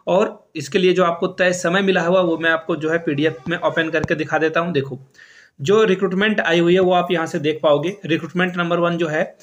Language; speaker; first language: Hindi; native; Hindi